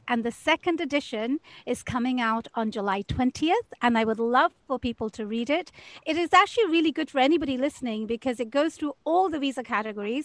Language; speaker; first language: English; native; English